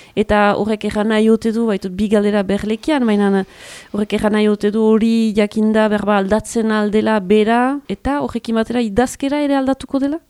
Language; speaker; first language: Basque; native; Basque